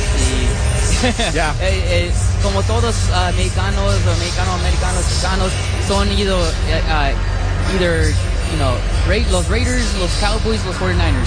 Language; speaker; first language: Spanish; early bilingual, heritage; Spanish